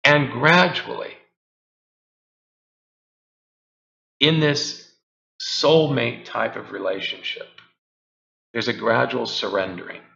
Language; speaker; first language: English; native; English